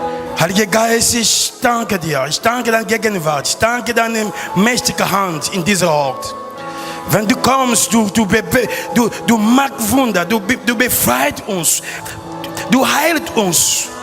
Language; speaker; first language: German; non-native, learner; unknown